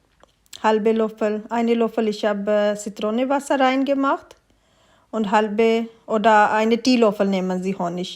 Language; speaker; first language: German; non-native, learner; Urdu